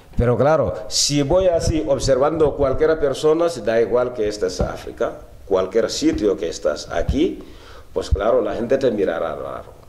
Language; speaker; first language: Spanish; early bilingual, other home language; Wolof